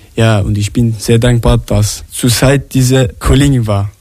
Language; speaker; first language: German; non-native, learner; Arabic